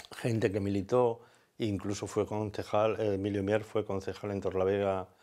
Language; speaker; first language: Spanish; native; Spanish